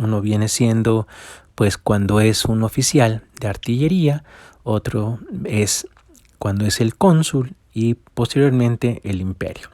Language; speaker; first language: Spanish; native; Spanish